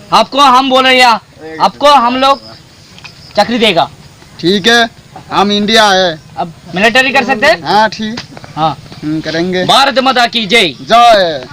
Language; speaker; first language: Hindi; non-native, local second language; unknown